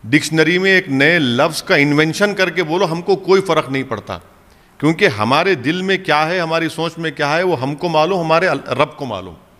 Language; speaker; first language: Hindi; non-native, local second language; Urdu